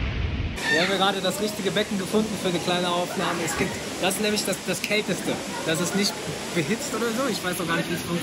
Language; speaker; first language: German; native; German